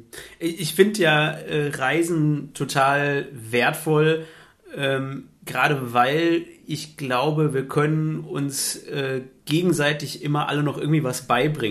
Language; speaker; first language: German; native; German